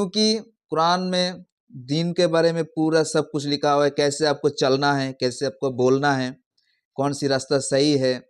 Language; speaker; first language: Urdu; non-native, local second language; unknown